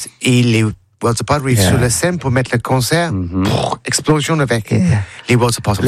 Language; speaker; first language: French; non-native, learner; English